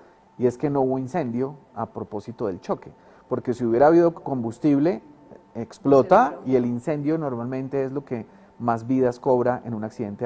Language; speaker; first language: Spanish; native; Spanish